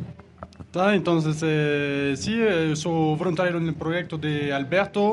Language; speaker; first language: Spanish; non-native, learner; French